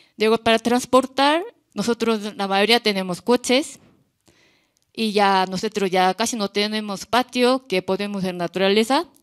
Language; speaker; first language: Spanish; non-native, learner; Korean